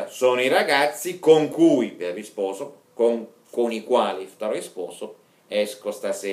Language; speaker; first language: Italian; non-native, fluent; Russian